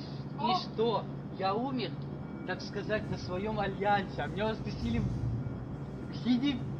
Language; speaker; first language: Russian; native; Russian